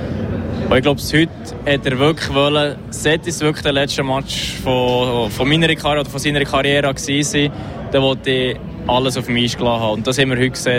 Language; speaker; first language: German; native; German